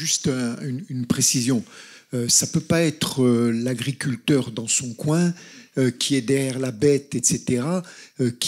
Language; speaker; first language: French; native; French